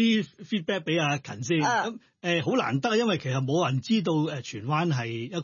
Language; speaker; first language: Cantonese; non-native, local second language; Hakka Chinese